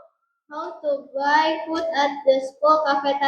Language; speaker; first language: English; non-native, learner; Indonesian